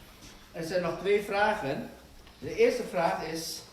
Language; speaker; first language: Dutch; non-native, fluent; Indonesian